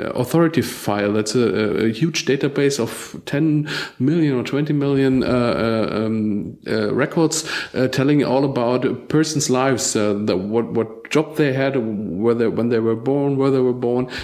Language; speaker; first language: English; non-native, fluent; German